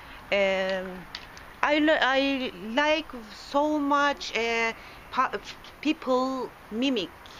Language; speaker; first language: English; non-native, learner; Turkish